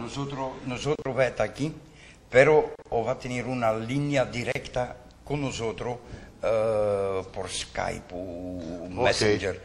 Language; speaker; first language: Spanish; non-native, learner; Dutch